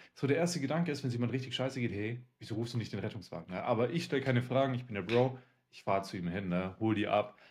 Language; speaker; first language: German; early bilingual, other home language; Russian